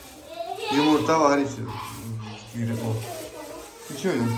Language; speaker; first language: Turkish; non-native, learner; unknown